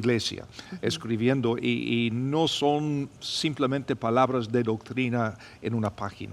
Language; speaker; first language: Spanish; non-native, fluent; English